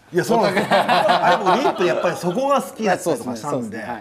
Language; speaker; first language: Japanese; native; Japanese